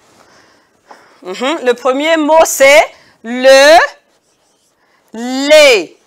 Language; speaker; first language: French; non-native, local second language; Kinyarwanda